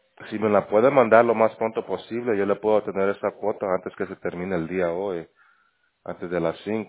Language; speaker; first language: Spanish; native; Spanish